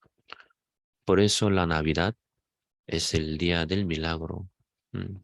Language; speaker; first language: Spanish; non-native, fluent; Korean